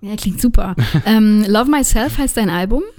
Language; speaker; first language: German; native; German